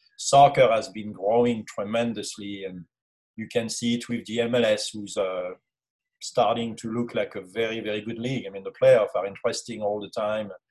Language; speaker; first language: English; non-native, fluent; French